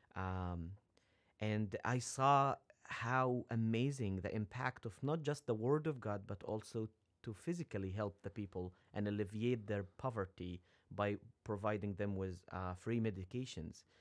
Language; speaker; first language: English; non-native, fluent; Arabic